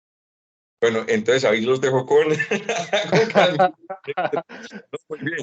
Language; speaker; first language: Spanish; native; Spanish